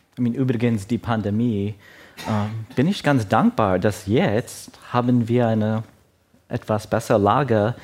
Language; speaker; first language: German; non-native, learner; Wu Chinese